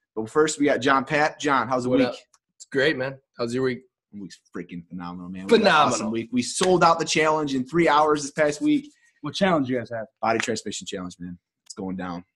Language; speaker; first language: English; native; English